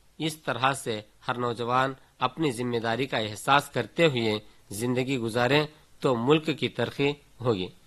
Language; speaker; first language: Hindi; native; Hindi